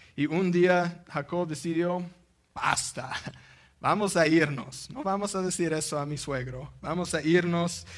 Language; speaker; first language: Spanish; non-native, fluent; English